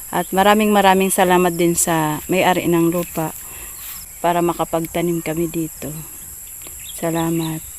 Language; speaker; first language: Filipino; non-native, local second language; Waray